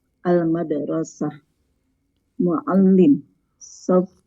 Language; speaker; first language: Arabic; non-native, learner; Indonesian